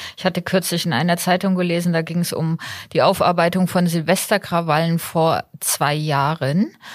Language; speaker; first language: German; native; German